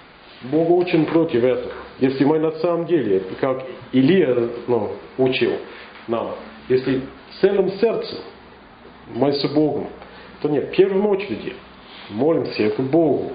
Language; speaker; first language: Russian; non-native, learner; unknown